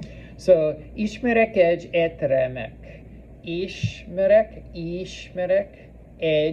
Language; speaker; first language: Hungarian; non-native, learner; English